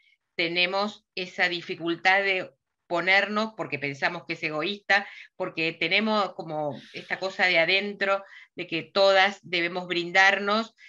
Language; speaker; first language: Spanish; native; Spanish